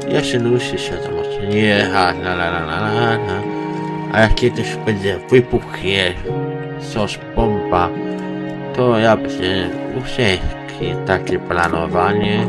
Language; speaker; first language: Polish; non-native, learner; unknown